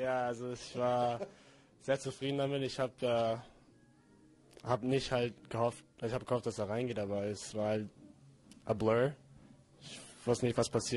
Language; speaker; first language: German; early bilingual, heritage; English